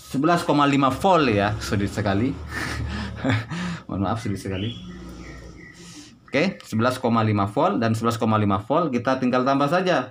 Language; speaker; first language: Indonesian; native; Indonesian